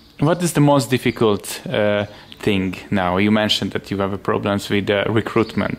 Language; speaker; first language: English; non-native, fluent; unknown